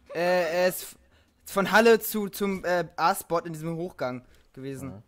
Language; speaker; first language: German; native; German